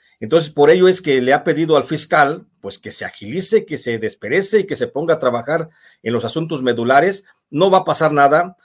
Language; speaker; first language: Spanish; native; Spanish